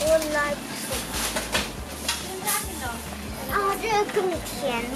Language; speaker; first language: Chinese; early bilingual, heritage; Chinese